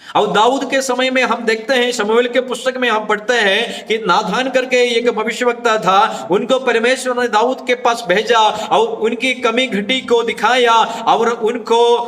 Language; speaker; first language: Hindi; non-native, local second language; Malayalam